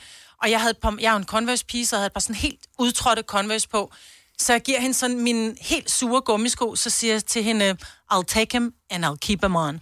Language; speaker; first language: Danish; native; Danish